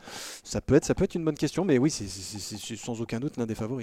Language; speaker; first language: French; native; French